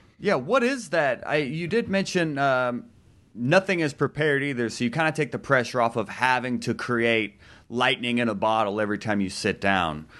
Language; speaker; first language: English; native; English